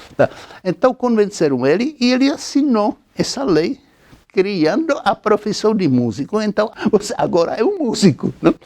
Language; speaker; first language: Portuguese; non-native, fluent; Czech